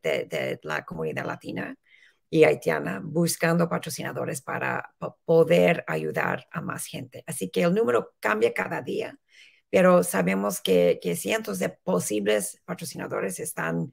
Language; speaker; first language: Spanish; early bilingual, heritage; Spanish